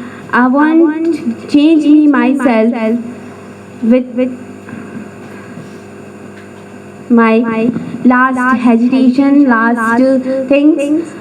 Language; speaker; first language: English; non-native, learner; Hindi